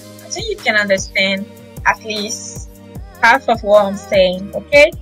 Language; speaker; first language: English; non-native, fluent; French